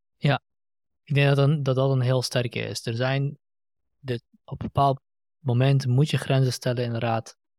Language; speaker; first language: Dutch; native; Dutch